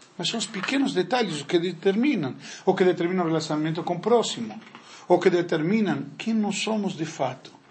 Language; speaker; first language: Portuguese; non-native, fluent; Spanish